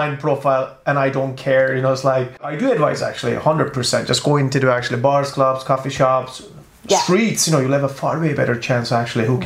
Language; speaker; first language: English; non-native, fluent; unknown